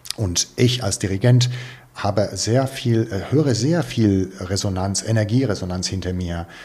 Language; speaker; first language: German; non-native, fluent; Italian